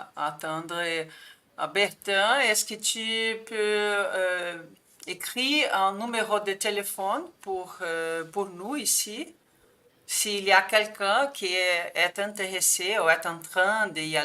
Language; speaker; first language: French; non-native, fluent; Portuguese